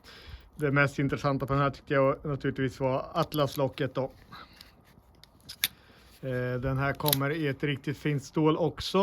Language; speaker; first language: Swedish; native; Swedish